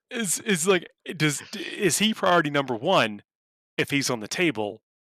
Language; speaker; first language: English; native; English